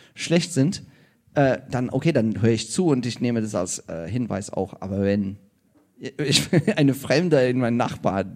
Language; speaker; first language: German; non-native, fluent; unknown